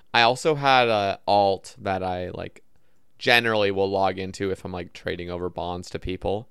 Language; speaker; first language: English; native; English